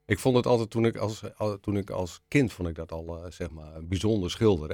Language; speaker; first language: Dutch; native; Dutch